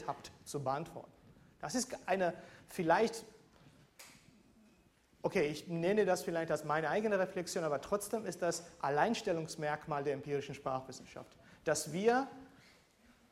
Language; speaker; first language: German; non-native, fluent; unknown